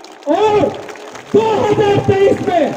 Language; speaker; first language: Hindi; non-native, local second language; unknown